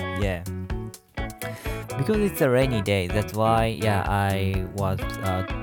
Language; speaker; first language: English; non-native, learner; Japanese